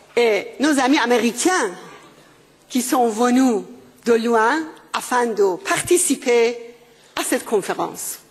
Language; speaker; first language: French; non-native, fluent; Persian